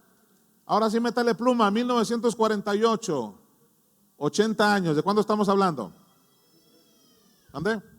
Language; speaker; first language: Spanish; native; Spanish